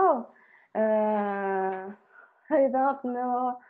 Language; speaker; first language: English; non-native, learner; French